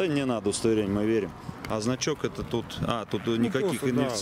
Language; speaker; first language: Russian; native; Russian